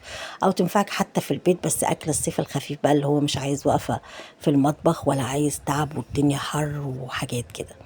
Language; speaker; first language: Arabic; native; Arabic